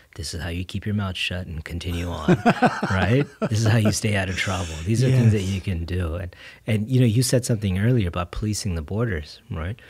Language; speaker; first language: English; native; English